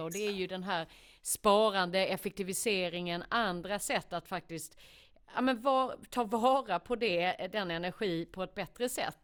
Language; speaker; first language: Swedish; native; Swedish